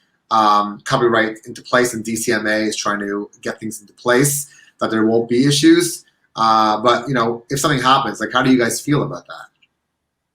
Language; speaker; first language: English; native; English